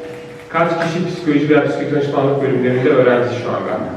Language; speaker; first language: Turkish; native; Turkish